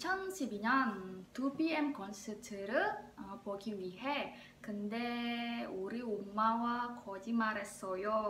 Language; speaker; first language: Korean; non-native, learner; Indonesian